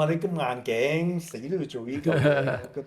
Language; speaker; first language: Cantonese; native; Cantonese